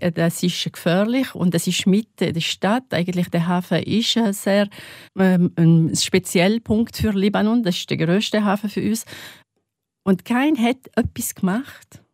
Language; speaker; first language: German; non-native, learner; Arabic